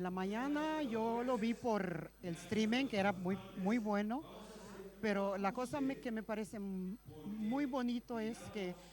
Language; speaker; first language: Spanish; non-native, fluent; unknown